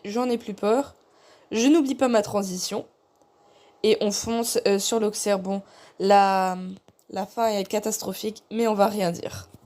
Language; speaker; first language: French; native; French